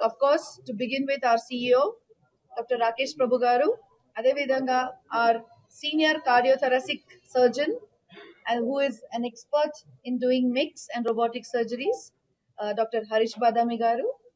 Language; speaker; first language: English; non-native, local second language; Telugu